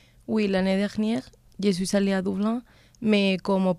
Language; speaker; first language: French; non-native, learner; Spanish